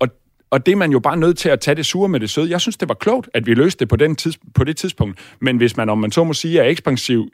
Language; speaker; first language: Danish; native; Danish